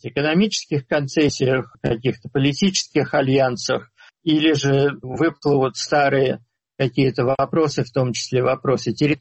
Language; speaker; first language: Russian; native; Russian